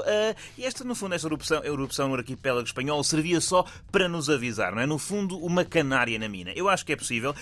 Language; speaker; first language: Portuguese; native; Portuguese